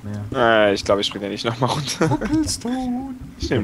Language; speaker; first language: German; native; German